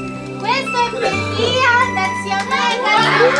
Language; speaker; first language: Italian; early bilingual, other home language; Filipino